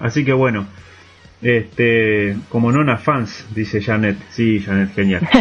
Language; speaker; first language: Spanish; native; Spanish